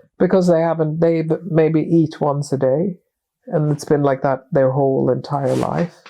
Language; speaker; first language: English; non-native, fluent; Swedish